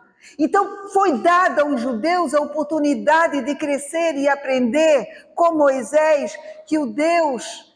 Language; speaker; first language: Portuguese; native; Portuguese